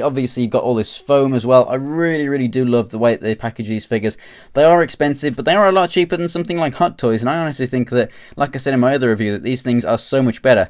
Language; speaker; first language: English; native; English